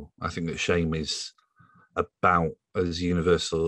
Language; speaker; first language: English; native; English